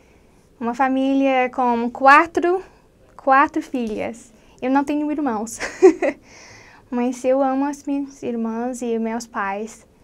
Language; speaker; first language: Portuguese; non-native, fluent; English